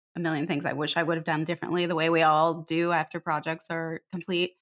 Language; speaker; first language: English; native; English